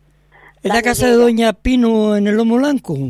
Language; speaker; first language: Spanish; native; Spanish